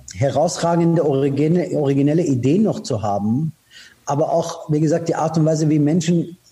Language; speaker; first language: German; non-native, fluent; Persian